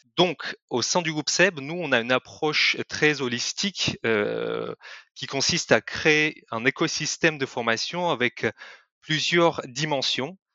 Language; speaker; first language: French; non-native, fluent; Russian